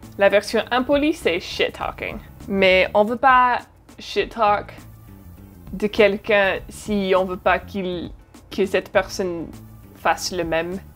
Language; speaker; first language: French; non-native, fluent; English